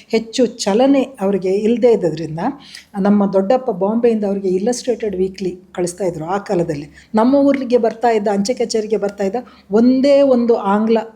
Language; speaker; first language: Kannada; non-native, local second language; Tulu